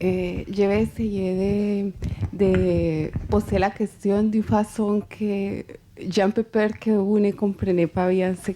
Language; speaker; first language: French; non-native, fluent; Spanish